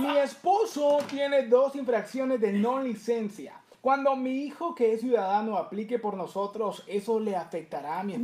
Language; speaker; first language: Spanish; native; Spanish